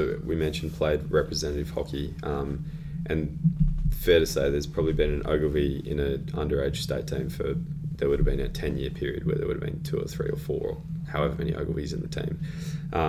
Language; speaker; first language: English; native; English